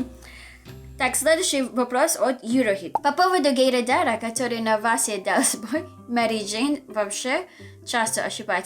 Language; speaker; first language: Russian; non-native, learner; Filipino